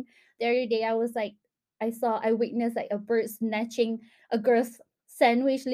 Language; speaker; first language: English; non-native, local second language; Malay